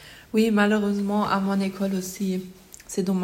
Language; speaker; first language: French; non-native, fluent; German